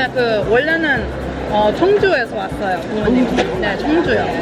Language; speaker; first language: Korean; early bilingual, heritage; Korean